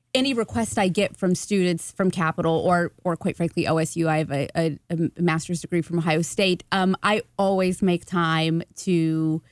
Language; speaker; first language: English; native; English